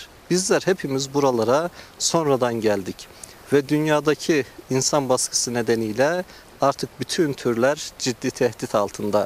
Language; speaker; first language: Turkish; native; Turkish